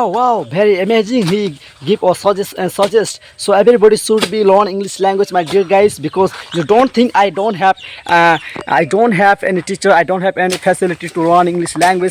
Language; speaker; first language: English; non-native, learner; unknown